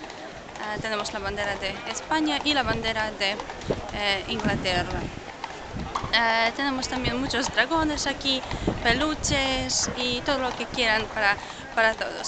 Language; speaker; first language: Spanish; non-native, fluent; Polish